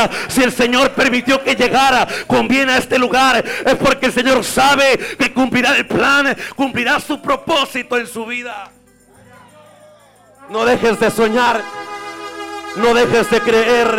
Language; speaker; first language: Spanish; native; Spanish